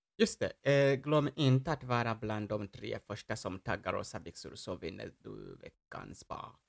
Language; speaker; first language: Swedish; non-native, fluent; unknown